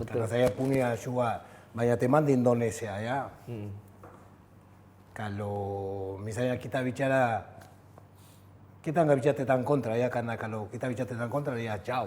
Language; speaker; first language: Indonesian; non-native, fluent; Spanish